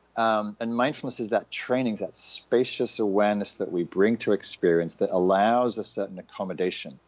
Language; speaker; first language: English; native; English